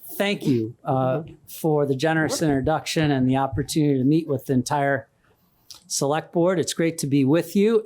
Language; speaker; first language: English; native; English